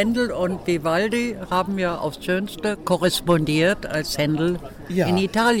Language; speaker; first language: German; native; German